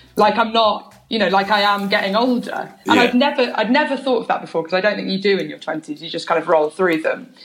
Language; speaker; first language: English; native; English